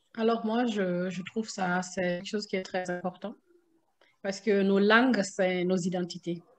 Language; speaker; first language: French; non-native, local second language; Susu